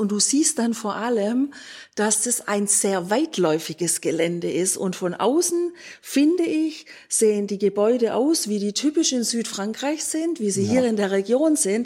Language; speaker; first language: German; native; German